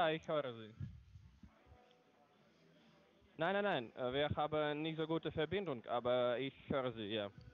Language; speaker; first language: German; non-native, learner; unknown